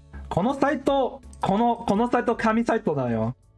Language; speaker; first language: Japanese; non-native, learner; Cantonese